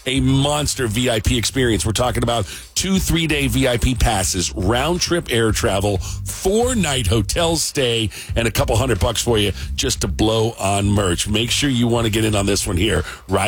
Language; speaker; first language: English; native; English